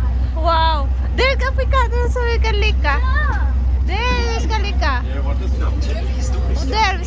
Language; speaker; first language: Swedish; non-native, learner; Cebuano